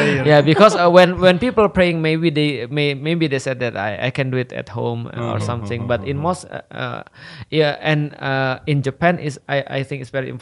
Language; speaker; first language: English; non-native, fluent; Indonesian